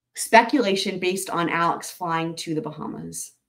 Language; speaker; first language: English; native; English